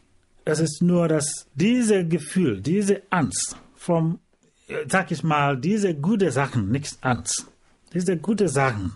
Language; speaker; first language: German; non-native, learner; Igbo